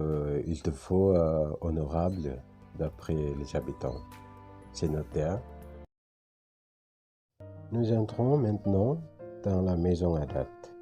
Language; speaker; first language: French; non-native, fluent; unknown